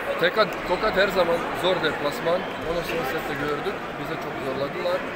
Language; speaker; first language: Turkish; non-native, learner; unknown